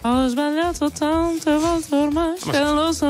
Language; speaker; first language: Italian; native; Italian